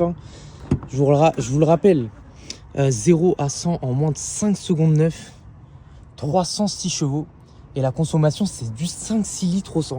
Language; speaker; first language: French; native; French